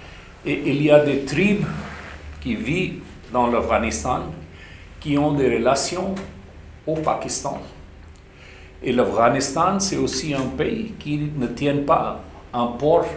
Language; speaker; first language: French; non-native, fluent; Urdu